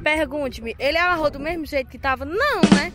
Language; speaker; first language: Portuguese; native; Portuguese